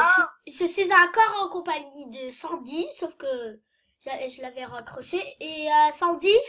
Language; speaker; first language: French; native; French